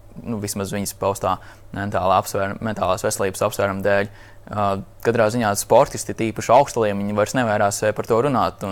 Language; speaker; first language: Latvian; native; Latvian